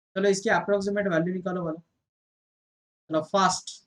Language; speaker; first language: Hindi; non-native, local second language; Marathi